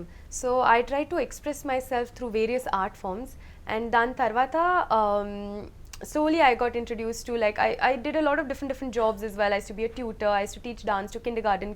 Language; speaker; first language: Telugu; non-native, local second language; Hindi